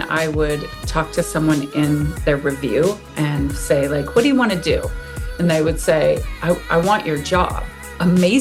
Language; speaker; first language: English; native; English